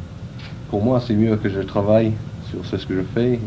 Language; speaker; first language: French; non-native, fluent; English